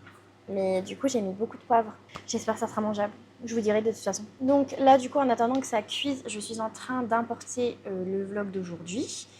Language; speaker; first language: French; native; French